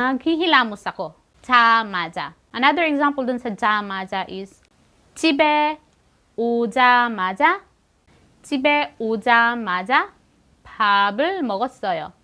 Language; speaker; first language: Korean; non-native, fluent; Filipino